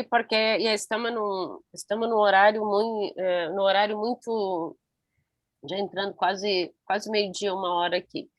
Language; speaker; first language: Portuguese; non-native, learner; Spanish